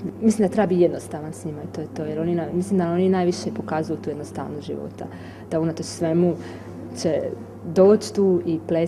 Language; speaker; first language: Bosnian; native; Bosnian